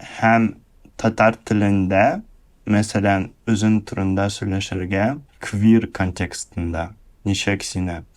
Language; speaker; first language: Tatar; early bilingual, heritage; Russian